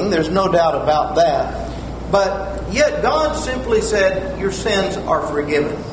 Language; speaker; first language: English; native; English